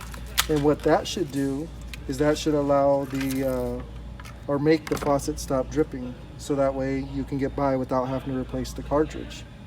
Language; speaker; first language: English; native; English